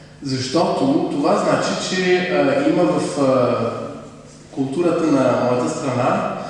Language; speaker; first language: Bulgarian; non-native, fluent; French